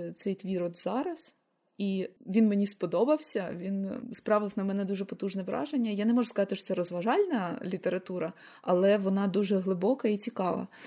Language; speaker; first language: Ukrainian; native; Ukrainian